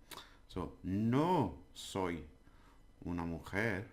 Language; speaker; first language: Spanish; non-native, learner; English